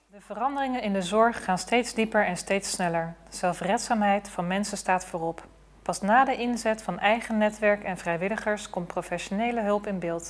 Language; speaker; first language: Dutch; native; Dutch